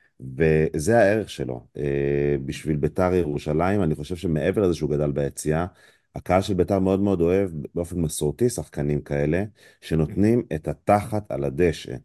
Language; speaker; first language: Hebrew; native; Hebrew